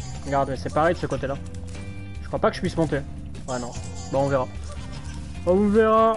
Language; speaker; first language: French; native; French